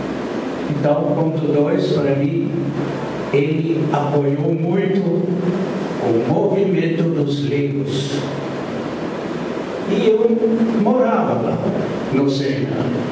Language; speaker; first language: Portuguese; non-native, fluent; German